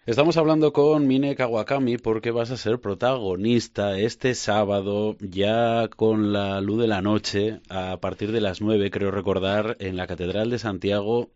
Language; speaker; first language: Spanish; native; Spanish